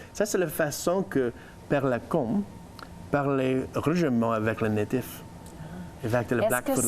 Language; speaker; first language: French; non-native, learner; English